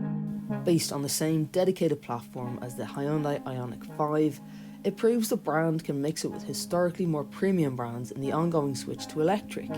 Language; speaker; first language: English; native; English